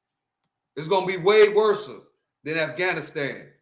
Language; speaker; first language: English; native; English